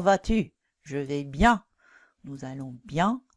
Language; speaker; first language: French; non-native, fluent; English